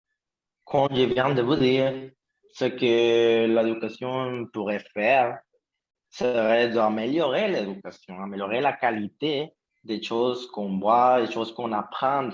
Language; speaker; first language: French; non-native, learner; Spanish